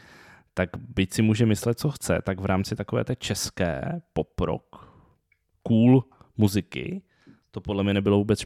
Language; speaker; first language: Czech; native; Czech